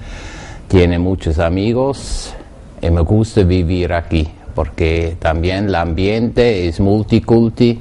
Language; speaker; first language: Spanish; non-native, learner; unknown